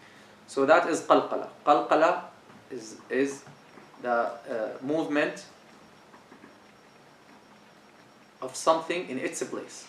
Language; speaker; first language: English; non-native, fluent; Arabic